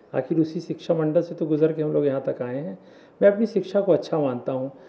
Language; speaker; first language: Hindi; native; Hindi